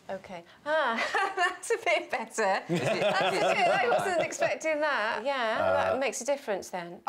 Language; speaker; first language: English; native; English